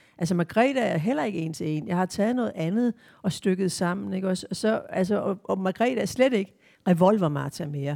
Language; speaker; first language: Danish; native; Danish